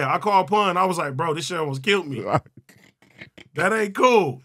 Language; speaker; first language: English; native; English